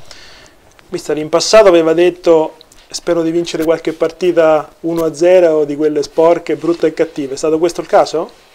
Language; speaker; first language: Italian; native; Italian